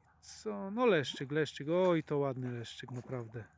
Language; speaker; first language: Polish; native; Polish